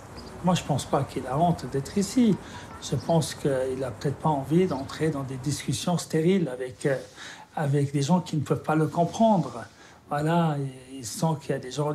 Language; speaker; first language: French; native; French